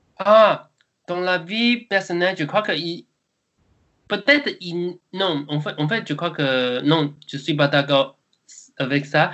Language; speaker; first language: French; non-native, learner; Chinese